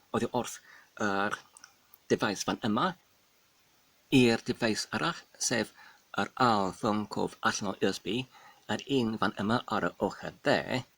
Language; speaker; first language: Welsh; non-native, learner; Polish